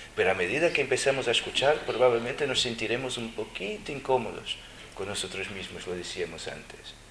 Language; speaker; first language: Spanish; native; Spanish